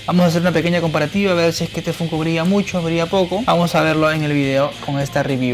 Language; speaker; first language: Spanish; native; Spanish